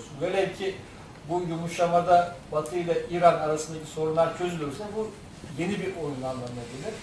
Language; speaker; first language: Turkish; native; Turkish